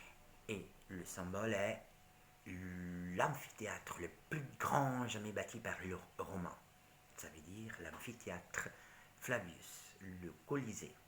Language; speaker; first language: French; non-native, learner; Italian